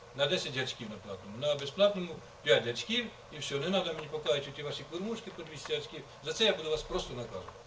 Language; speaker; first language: Ukrainian; native; Ukrainian